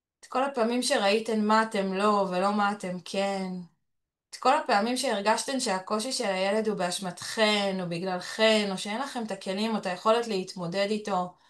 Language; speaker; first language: Hebrew; early bilingual, other home language; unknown